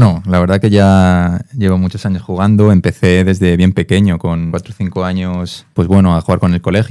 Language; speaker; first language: Spanish; native; Spanish